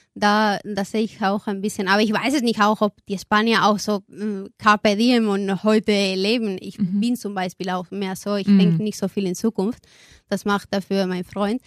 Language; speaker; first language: German; non-native, fluent; Spanish